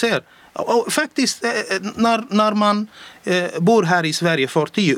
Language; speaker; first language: Swedish; non-native, learner; Arabic